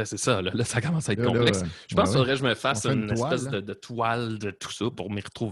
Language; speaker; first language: French; native; French